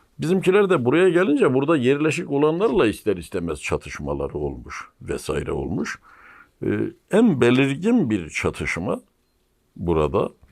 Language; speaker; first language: Turkish; native; Turkish